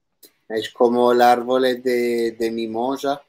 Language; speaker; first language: Spanish; non-native, learner; Italian